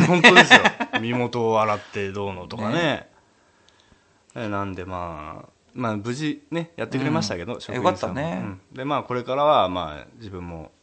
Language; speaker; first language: Japanese; native; Japanese